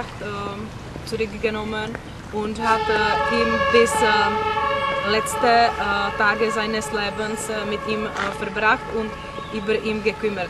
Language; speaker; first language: German; non-native, learner; Czech